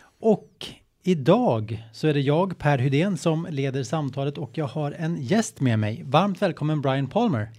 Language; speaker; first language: Swedish; native; Swedish